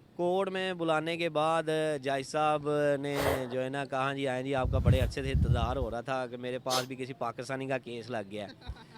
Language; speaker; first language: Urdu; non-native, local second language; Punjabi